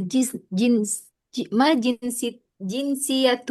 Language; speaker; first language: Arabic; non-native, learner; Indonesian